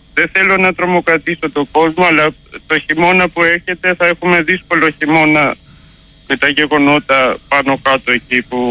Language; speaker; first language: Greek; early bilingual, heritage; Greek